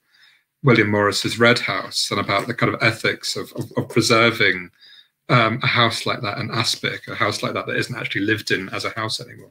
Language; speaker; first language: English; native; English